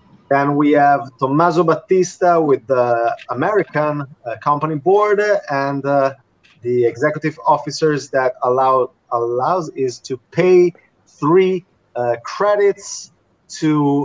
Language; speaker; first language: English; non-native, fluent; Italian